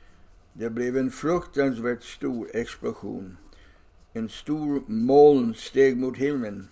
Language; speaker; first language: Swedish; non-native, fluent; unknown